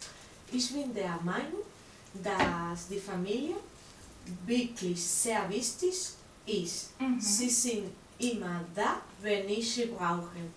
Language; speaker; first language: German; non-native, learner; Spanish